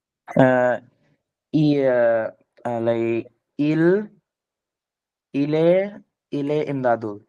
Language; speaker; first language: French; non-native, learner; Bangla